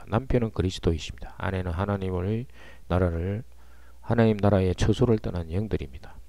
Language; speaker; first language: Korean; native; Korean